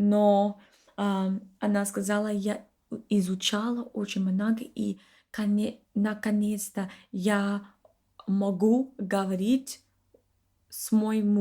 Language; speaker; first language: Russian; non-native, learner; English